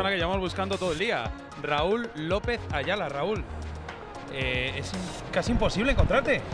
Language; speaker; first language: Spanish; native; Spanish